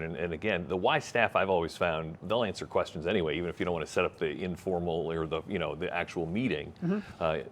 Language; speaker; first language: English; native; English